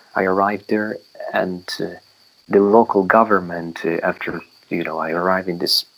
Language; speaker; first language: English; non-native, fluent; Polish